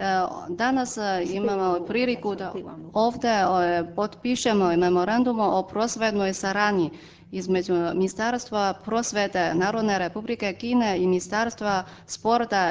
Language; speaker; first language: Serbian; non-native, fluent; Chinese